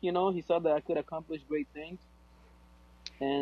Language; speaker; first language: English; non-native, fluent; Portuguese